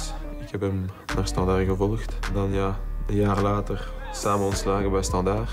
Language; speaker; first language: Dutch; non-native, local second language; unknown